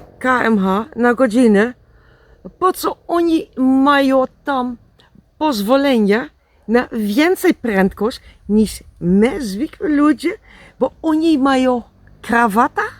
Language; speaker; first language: Polish; non-native, learner; Dutch